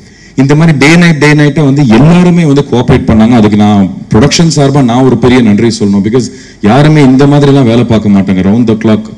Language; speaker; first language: Tamil; native; Tamil